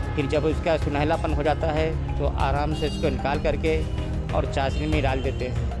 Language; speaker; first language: Hindi; native; Hindi